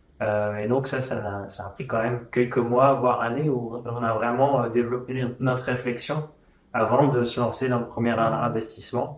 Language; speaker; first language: French; native; French